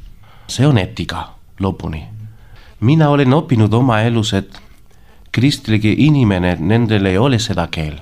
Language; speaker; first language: Estonian; non-native, learner; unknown